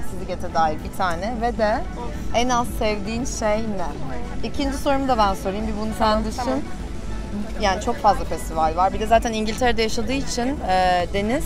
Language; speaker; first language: Turkish; native; Turkish